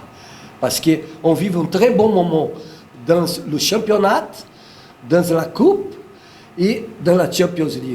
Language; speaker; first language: French; non-native, fluent; Portuguese